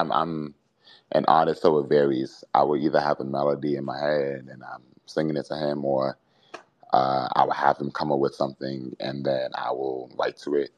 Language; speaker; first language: English; native; English